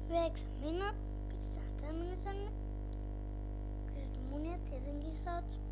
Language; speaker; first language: Finnish; native; Finnish